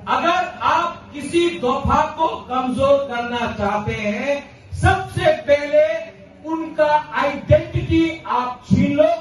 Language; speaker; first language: Hindi; non-native, local second language; Kok Borok